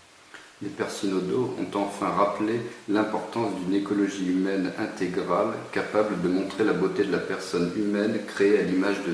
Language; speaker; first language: French; native; French